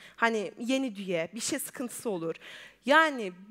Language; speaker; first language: Turkish; native; Turkish